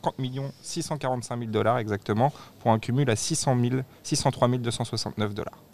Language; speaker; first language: French; native; French